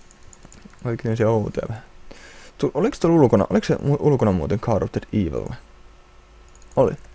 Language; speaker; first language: Finnish; native; Finnish